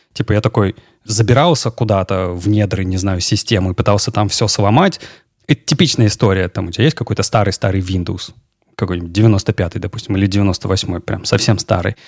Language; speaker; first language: Russian; native; Russian